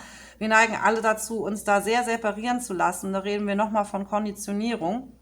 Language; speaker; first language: German; native; German